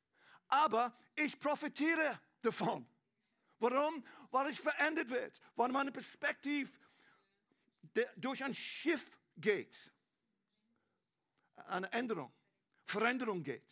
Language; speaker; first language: German; non-native, learner; English